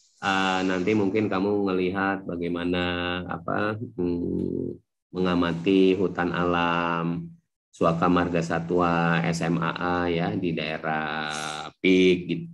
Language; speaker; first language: Indonesian; native; Indonesian